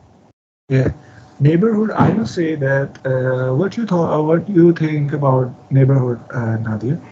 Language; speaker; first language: English; non-native, learner; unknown